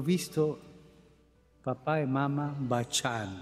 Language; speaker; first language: Italian; non-native, fluent; Spanish